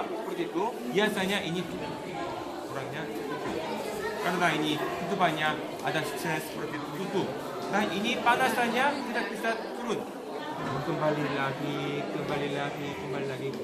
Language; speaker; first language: Indonesian; non-native, learner; Korean